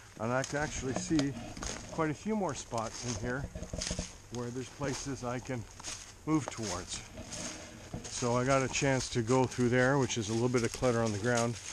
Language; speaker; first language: English; native; English